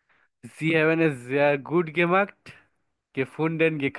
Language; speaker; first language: German; non-native, learner; Bangla